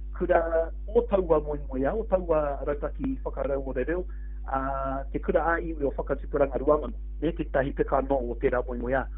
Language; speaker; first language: Māori; non-native, local second language; English